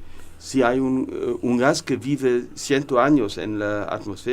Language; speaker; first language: Spanish; non-native, learner; German